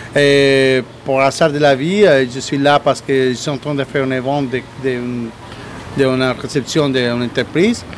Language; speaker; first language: French; non-native, learner; Spanish